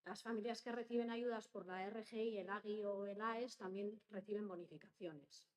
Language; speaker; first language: Spanish; native; Spanish